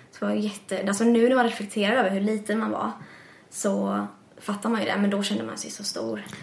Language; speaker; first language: Swedish; early bilingual, other home language; English